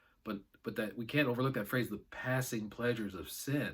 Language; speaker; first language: English; native; English